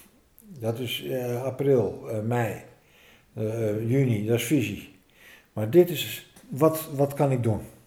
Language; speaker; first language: Dutch; native; Dutch